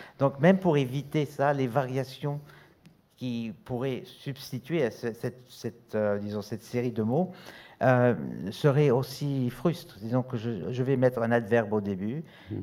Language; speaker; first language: French; native; French